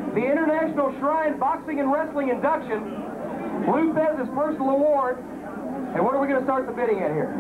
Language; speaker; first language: English; native; English